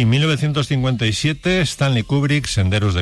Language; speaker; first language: Spanish; native; Spanish